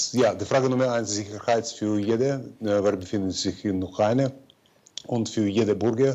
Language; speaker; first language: German; non-native, fluent; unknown